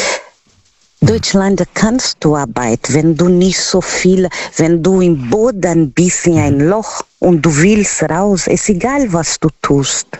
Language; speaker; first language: German; non-native, learner; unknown